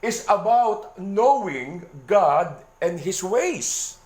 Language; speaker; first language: English; non-native, local second language; Filipino